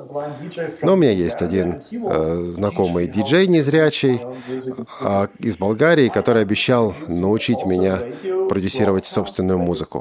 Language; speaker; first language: Russian; non-native, fluent; German